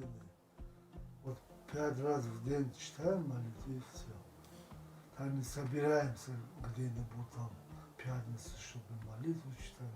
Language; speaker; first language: Russian; non-native, local second language; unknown